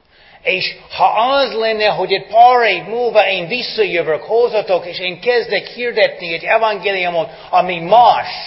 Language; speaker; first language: Hungarian; non-native, fluent; English